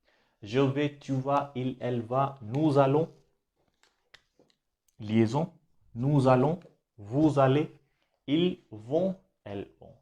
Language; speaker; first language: French; non-native, fluent; Hindi